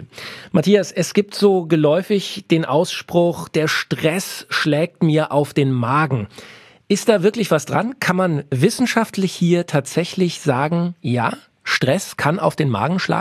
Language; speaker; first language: German; native; German